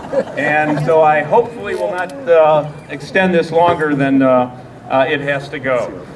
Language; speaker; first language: English; native; English